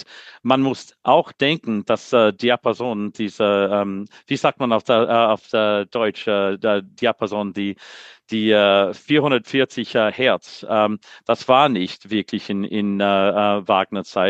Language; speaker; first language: German; non-native, learner; English